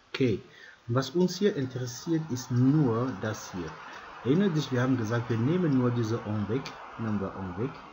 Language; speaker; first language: German; non-native, fluent; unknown